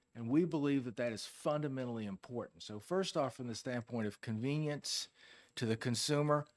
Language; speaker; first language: English; native; English